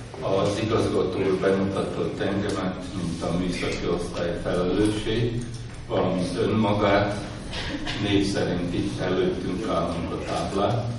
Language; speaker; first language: Hungarian; native; Hungarian